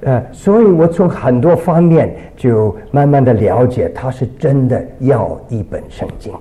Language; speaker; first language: Chinese; early bilingual, other home language; English